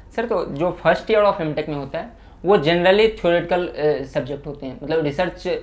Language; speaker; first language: Hindi; native; Hindi